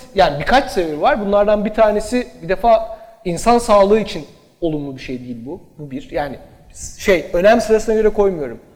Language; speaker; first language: Turkish; native; Turkish